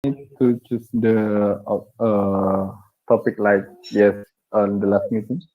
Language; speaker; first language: English; non-native, learner; Indonesian